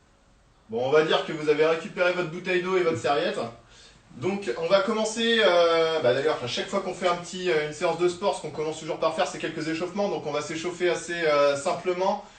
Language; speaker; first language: French; native; French